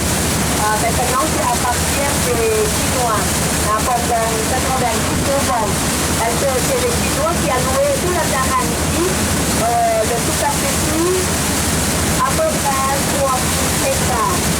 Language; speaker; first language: French; non-native, learner; Thai